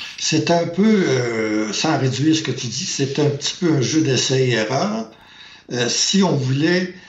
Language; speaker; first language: French; native; French